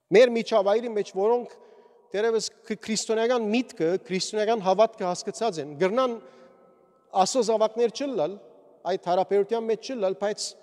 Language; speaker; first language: Armenian; early bilingual, heritage; Armenian